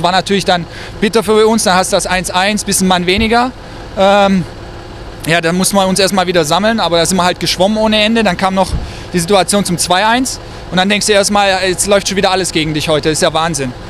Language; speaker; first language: German; native; German